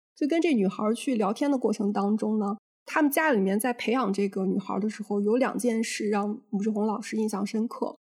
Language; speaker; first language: Chinese; native; Chinese